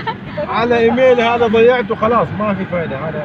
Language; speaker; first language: Arabic; non-native, learner; Indonesian